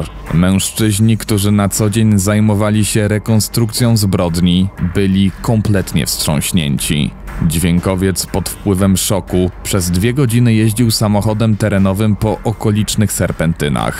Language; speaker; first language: Polish; native; Polish